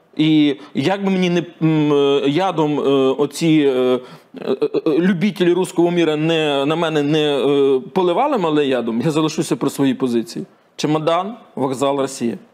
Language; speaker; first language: Ukrainian; native; Ukrainian